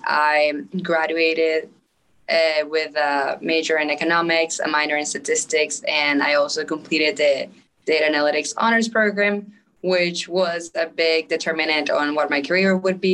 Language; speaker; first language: English; non-native, fluent; Spanish